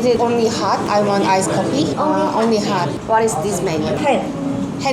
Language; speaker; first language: English; non-native, learner; Korean